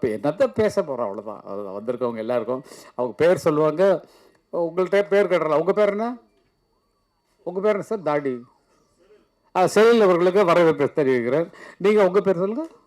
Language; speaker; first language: Tamil; native; Tamil